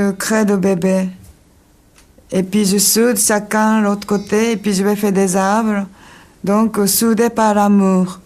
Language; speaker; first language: French; non-native, learner; Japanese